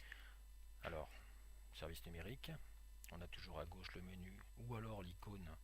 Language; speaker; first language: French; native; French